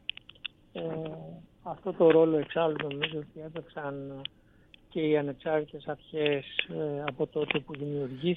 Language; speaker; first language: Greek; native; Greek